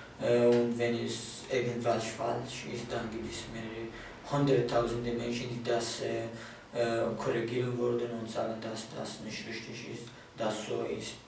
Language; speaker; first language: German; non-native, fluent; Kurdish